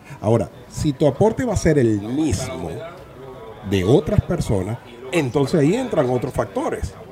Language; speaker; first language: Spanish; native; Spanish